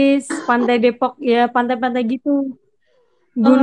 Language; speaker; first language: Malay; non-native, local second language; Javanese